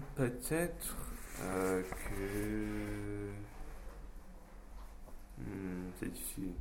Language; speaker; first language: French; non-native, fluent; English